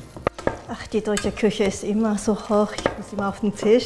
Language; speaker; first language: German; non-native, fluent; Japanese